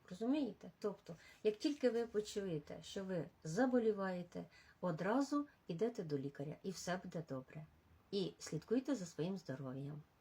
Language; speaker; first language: Ukrainian; non-native, local second language; Russian